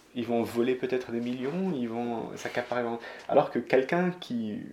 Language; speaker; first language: French; non-native, local second language; Arabic